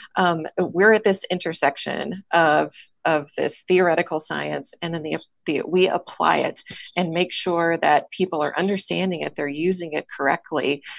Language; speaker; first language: English; native; English